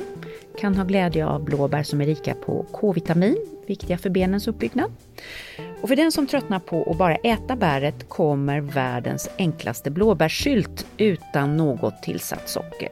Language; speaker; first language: Swedish; native; Swedish